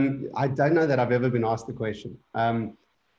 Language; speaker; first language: English; native; English